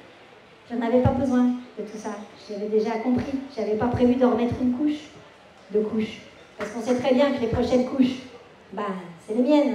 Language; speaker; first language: French; native; French